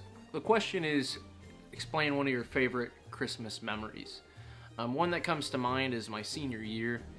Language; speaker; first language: English; native; English